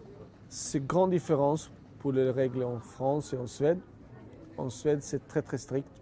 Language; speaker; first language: French; non-native, fluent; Swedish